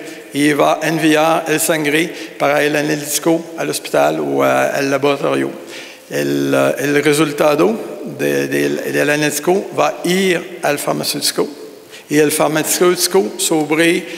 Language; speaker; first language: Spanish; non-native, learner; French